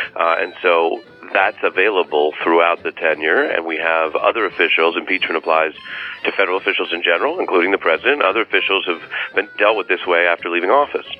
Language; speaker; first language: English; native; English